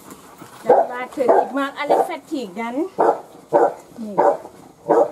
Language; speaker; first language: German; non-native, learner; Thai